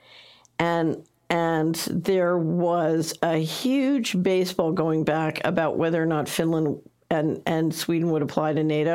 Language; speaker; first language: English; native; English